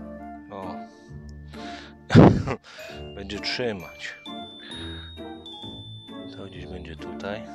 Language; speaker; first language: Polish; native; Polish